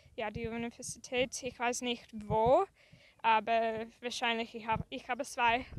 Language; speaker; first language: German; non-native, learner; English